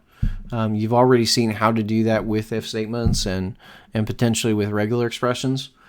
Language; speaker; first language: English; native; English